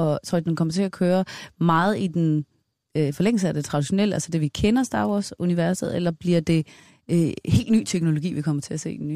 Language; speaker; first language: Danish; native; Danish